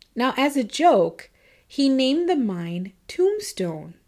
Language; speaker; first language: English; native; English